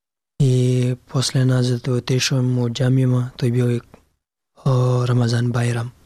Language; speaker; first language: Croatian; non-native, learner; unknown